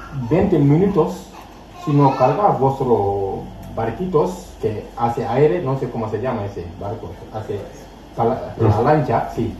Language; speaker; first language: Spanish; non-native, learner; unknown